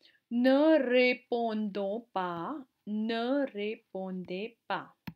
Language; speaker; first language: French; non-native, fluent; Hindi